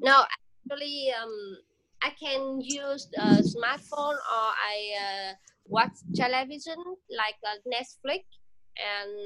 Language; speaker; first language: English; non-native, learner; Vietnamese